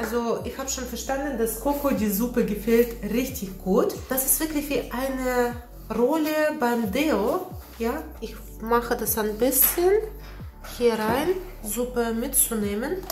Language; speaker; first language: German; non-native, learner; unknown